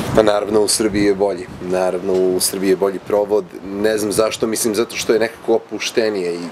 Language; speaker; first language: Serbian; early bilingual, heritage; Serbian